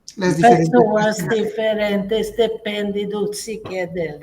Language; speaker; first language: Portuguese; non-native, fluent; Swedish